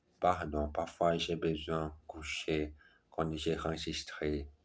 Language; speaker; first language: French; non-native, learner; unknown